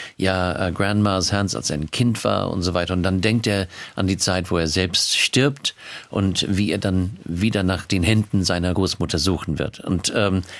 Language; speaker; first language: German; non-native, fluent; English